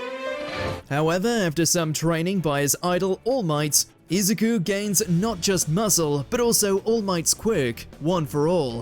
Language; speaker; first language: English; native; English